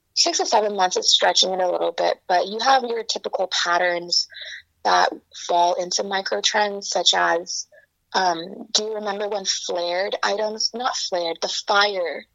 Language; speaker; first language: English; early bilingual, other home language; Chinese